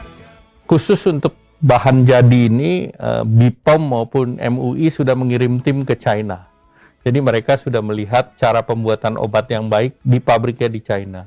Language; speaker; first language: Indonesian; native; Indonesian